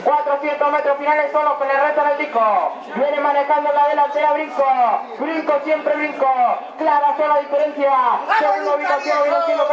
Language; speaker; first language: Spanish; native; Spanish